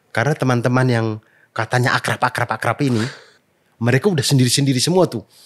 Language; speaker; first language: Indonesian; native; Indonesian